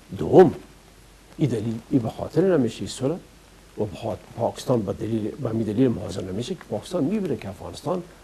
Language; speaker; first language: Persian; native; Persian